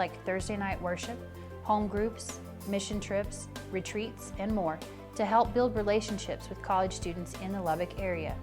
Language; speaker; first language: English; native; English